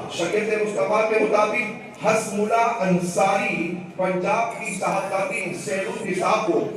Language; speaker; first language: Urdu; non-native, local second language; Gujarati